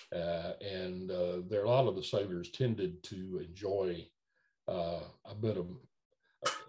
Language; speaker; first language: English; native; English